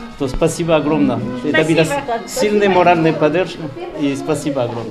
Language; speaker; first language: Russian; non-native, learner; French